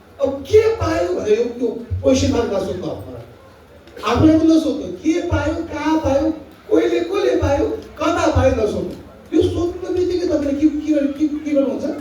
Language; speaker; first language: Nepali; non-native, local second language; Tibetan